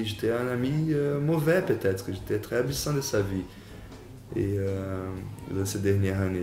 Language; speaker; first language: French; non-native, fluent; Portuguese